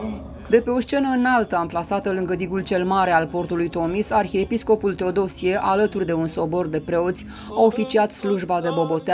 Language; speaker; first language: Romanian; native; Romanian